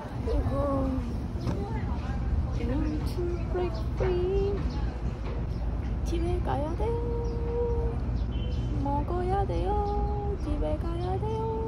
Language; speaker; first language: Korean; non-native, learner; Ukrainian